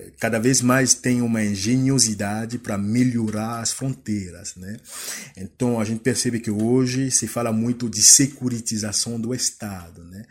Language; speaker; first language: Portuguese; non-native, fluent; French